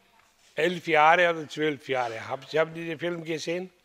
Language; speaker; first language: German; non-native, fluent; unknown